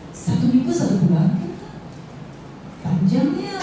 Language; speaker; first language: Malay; non-native, local second language; Chinese